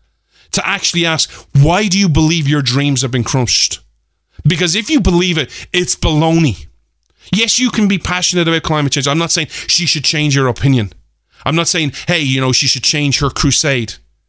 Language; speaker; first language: English; native; English